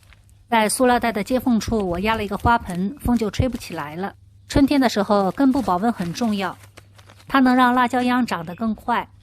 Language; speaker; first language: Chinese; native; Chinese